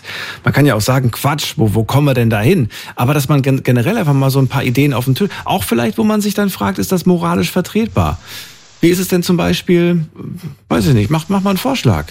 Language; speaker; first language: German; native; German